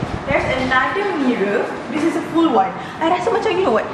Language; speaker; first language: English; non-native, local second language; Malay